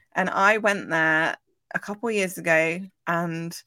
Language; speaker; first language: English; native; English